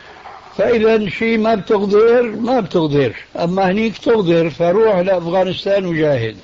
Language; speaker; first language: Arabic; early bilingual, other home language; Albanian